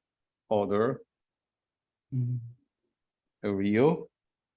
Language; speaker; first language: English; non-native, learner; Portuguese